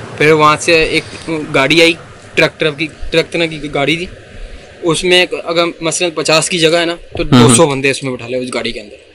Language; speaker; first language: Urdu; non-native, local second language; Punjabi